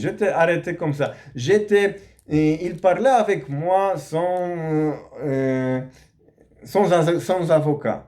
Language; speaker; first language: French; non-native, learner; Polish